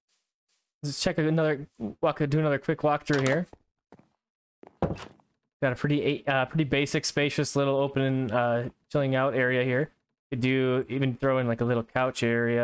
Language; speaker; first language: English; native; English